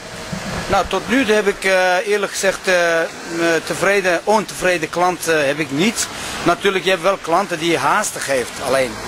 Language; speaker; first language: Dutch; non-native, local second language; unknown